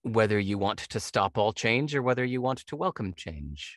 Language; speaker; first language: English; native; English